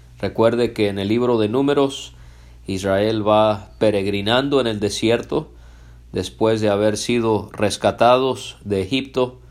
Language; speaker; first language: Spanish; early bilingual, other home language; English